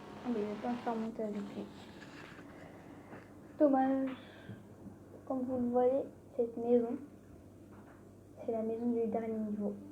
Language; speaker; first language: French; native; French